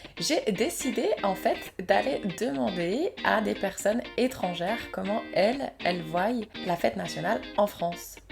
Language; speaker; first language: French; native; French